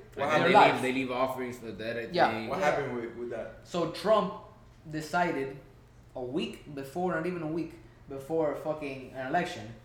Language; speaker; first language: English; early bilingual, heritage; Spanish